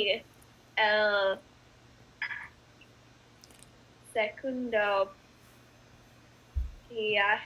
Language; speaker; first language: Spanish; non-native, learner; English